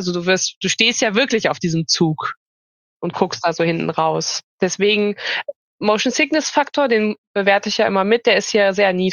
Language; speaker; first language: German; native; German